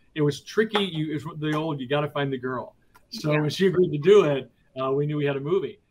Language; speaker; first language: English; native; English